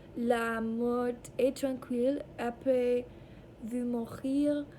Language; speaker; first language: French; non-native, learner; English